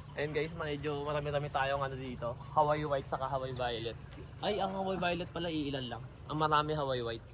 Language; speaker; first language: Filipino; native; Filipino